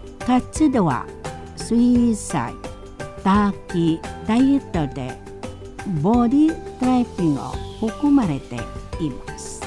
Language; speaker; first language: Japanese; non-native, fluent; Indonesian